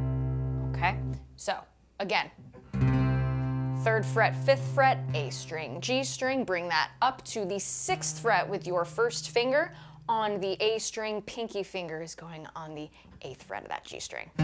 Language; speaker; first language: English; native; English